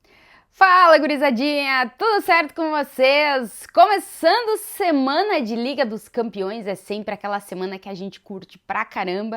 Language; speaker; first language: Portuguese; native; Portuguese